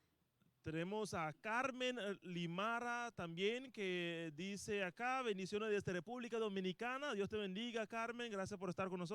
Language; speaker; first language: Spanish; native; Spanish